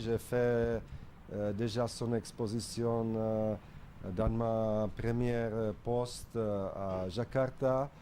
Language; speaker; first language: French; non-native, fluent; Czech